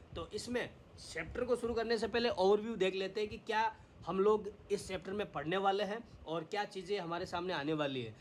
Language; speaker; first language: Hindi; native; Hindi